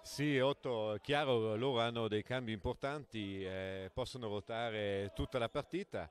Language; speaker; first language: Italian; native; Italian